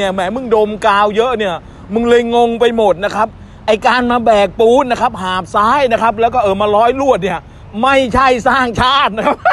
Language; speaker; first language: Thai; native; Thai